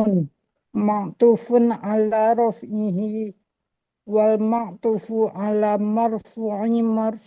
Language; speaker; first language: Arabic; non-native, learner; Indonesian